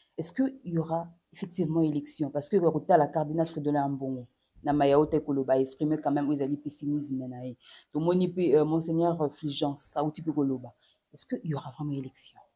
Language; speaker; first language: French; non-native, local second language; Lingala